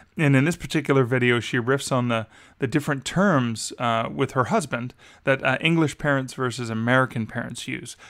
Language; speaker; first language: English; native; English